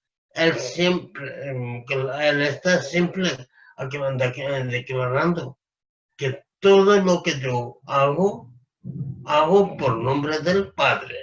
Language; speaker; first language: Spanish; non-native, fluent; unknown